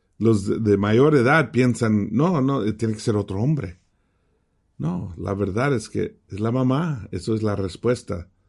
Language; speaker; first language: Spanish; early bilingual, heritage; Spanish